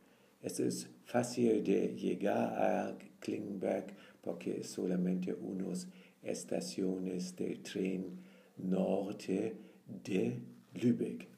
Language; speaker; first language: Spanish; non-native, fluent; German